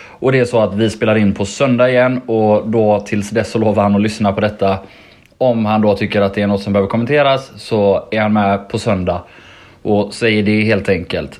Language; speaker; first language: Swedish; native; Swedish